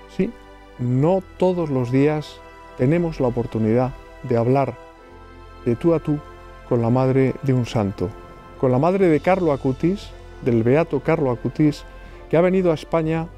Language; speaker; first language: Spanish; native; Spanish